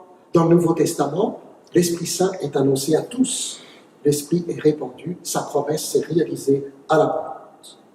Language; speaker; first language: French; native; French